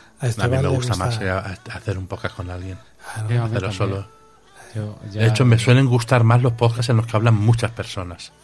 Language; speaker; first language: Spanish; native; Spanish